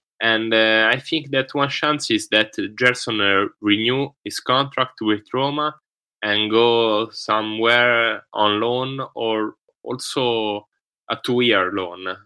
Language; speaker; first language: English; non-native, learner; Italian